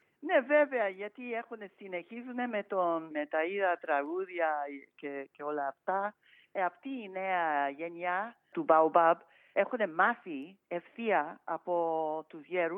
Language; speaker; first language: Greek; non-native, fluent; English